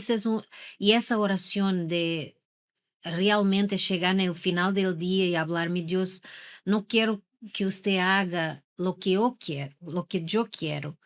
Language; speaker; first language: Spanish; non-native, learner; Portuguese